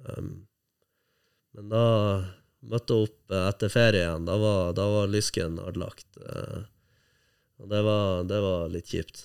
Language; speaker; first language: Norwegian; native; Norwegian